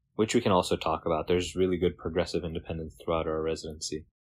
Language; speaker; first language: English; native; English